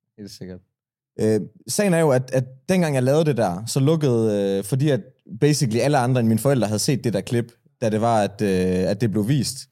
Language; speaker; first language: Danish; early bilingual, other home language; Persian